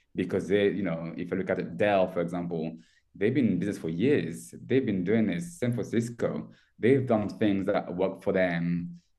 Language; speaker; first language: English; non-native, fluent; French